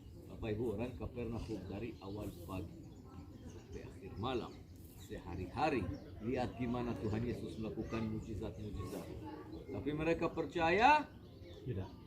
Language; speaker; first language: Indonesian; non-native, fluent; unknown